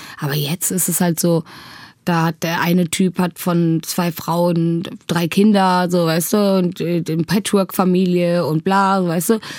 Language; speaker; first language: German; early bilingual, other home language; Tigrinya